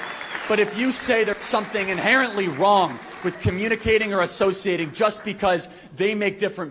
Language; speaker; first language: English; native; English